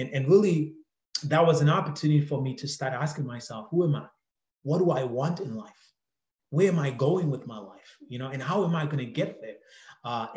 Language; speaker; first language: English; non-native, local second language; Shona